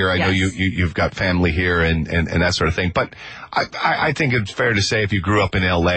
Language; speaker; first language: English; native; English